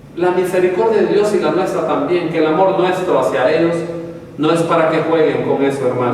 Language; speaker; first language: Spanish; native; Spanish